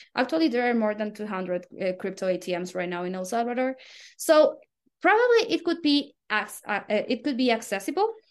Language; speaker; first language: English; non-native, fluent; Spanish